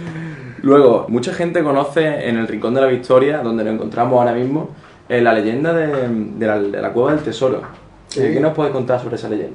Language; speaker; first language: Spanish; native; Spanish